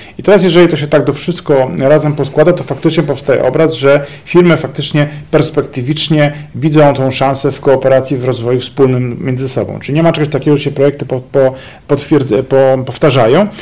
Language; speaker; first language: Polish; native; Polish